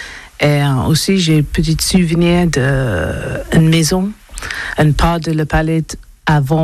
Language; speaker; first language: French; non-native, learner; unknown